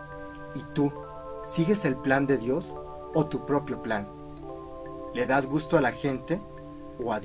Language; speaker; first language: Spanish; native; Spanish